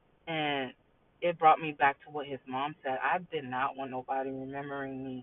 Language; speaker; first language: English; native; English